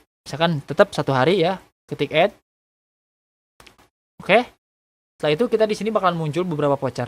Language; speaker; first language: Indonesian; native; Indonesian